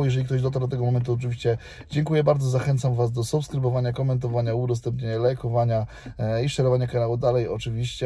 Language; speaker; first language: Polish; native; Polish